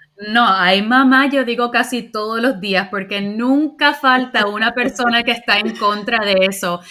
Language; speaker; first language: Spanish; early bilingual, heritage; Spanish